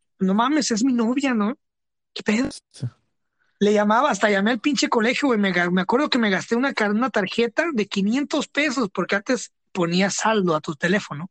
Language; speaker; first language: Spanish; early bilingual, heritage; Spanish